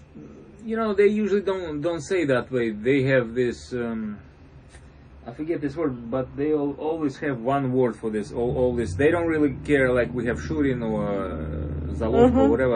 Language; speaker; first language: English; non-native, fluent; Russian